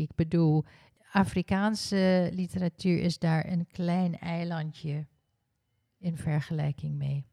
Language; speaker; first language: Dutch; early bilingual, heritage; Dutch